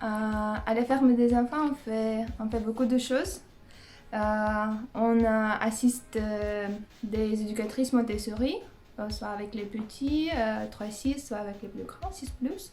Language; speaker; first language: French; non-native, fluent; Russian